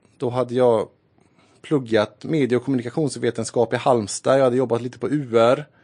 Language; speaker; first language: Swedish; native; Swedish